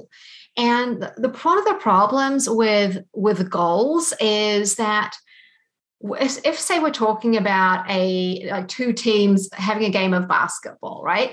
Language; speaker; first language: English; native; English